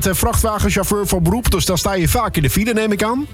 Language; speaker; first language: Dutch; native; Dutch